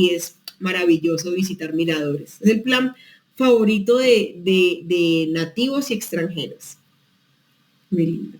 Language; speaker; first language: Spanish; native; Spanish